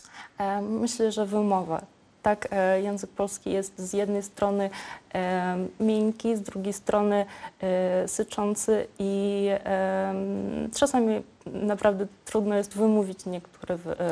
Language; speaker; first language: Polish; non-native, local second language; Ukrainian